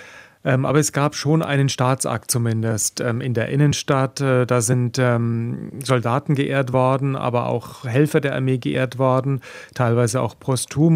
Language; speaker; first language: German; native; German